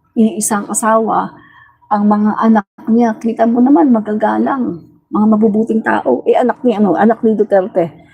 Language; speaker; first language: Filipino; non-native, local second language; Cebuano